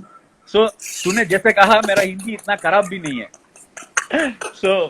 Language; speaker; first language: Hindi; non-native, local second language; Tamil